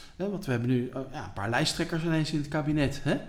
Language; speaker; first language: Dutch; native; Dutch